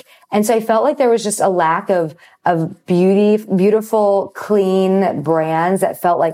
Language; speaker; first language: English; native; English